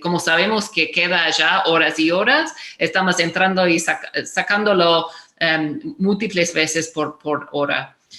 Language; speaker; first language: Spanish; non-native, fluent; English